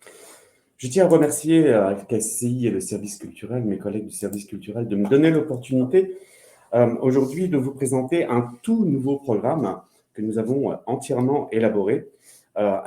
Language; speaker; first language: French; native; French